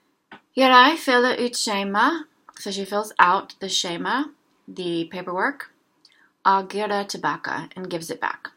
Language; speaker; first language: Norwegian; non-native, learner; English